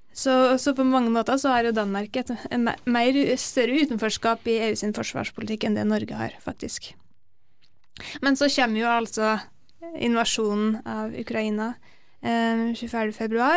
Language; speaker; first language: Norwegian; native; Norwegian